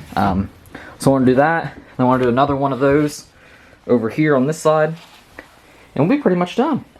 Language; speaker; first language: English; native; English